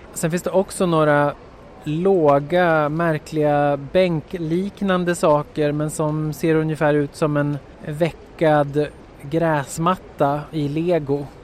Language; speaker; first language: Swedish; native; Swedish